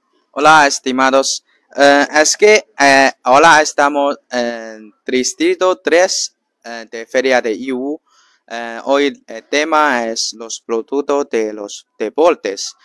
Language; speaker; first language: Spanish; non-native, learner; Chinese